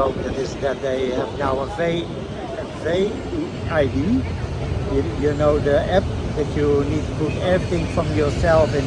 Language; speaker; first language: English; non-native, learner; Dutch